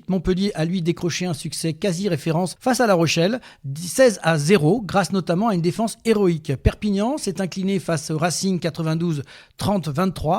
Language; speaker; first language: French; native; French